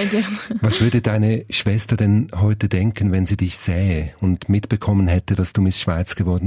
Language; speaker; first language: German; native; German